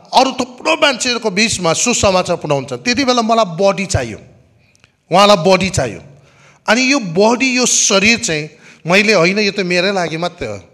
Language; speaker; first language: Nepali; native; Nepali